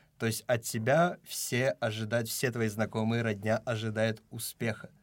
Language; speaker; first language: Russian; non-native, local second language; Tajik